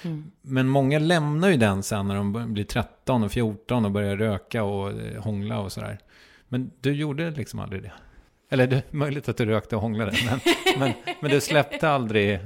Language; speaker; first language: Swedish; native; Swedish